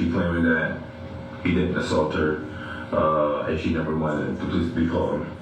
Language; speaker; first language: English; native; English